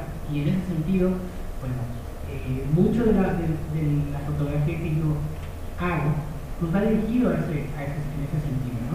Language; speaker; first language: Spanish; native; Spanish